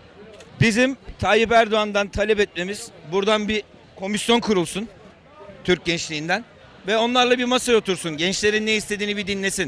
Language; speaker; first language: Turkish; native; Turkish